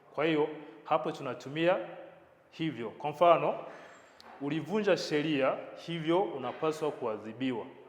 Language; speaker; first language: Swahili; non-native, local second language; Kinyarwanda